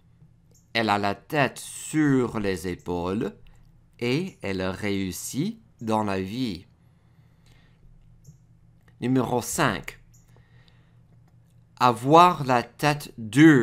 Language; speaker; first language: French; non-native, fluent; English